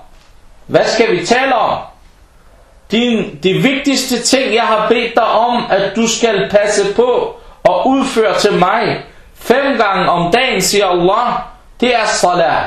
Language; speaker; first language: Danish; non-native, local second language; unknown